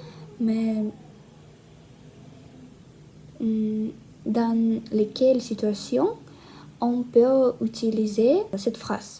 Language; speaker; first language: French; non-native, learner; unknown